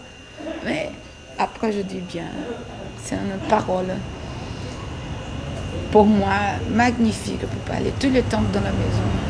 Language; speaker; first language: French; non-native, learner; Portuguese